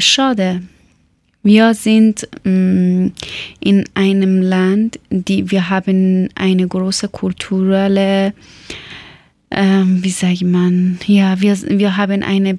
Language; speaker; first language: German; non-native, local second language; Persian